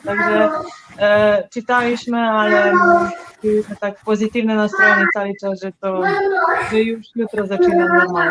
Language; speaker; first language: Polish; non-native, learner; Serbian